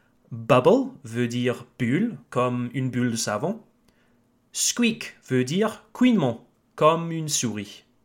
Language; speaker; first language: French; non-native, fluent; English